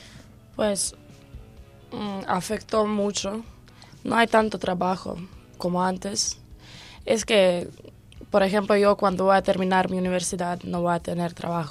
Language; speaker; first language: Spanish; non-native, learner; Croatian